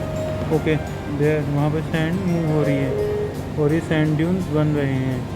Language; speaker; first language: Hindi; native; Hindi